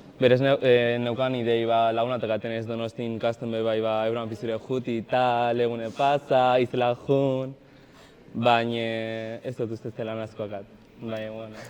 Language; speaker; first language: Basque; native; Basque